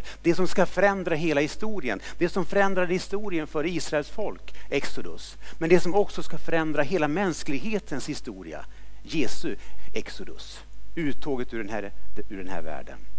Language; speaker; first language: Swedish; native; Swedish